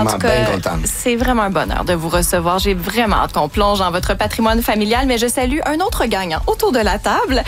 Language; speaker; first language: French; native; French